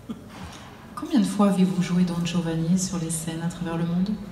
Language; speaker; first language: French; native; French